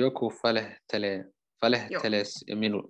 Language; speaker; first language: Finnish; non-native, learner; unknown